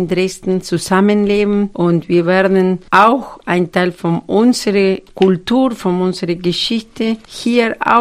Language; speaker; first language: German; non-native, fluent; Spanish